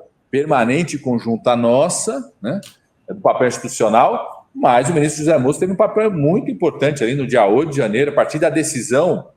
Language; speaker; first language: Portuguese; native; Portuguese